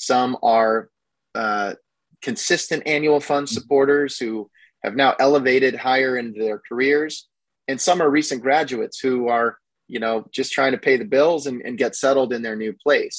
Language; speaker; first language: English; native; English